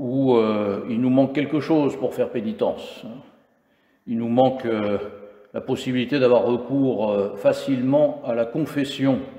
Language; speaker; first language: French; native; French